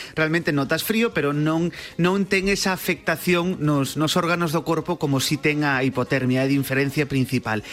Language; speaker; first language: Galician; native; Galician